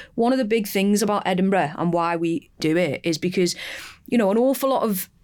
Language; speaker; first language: English; native; English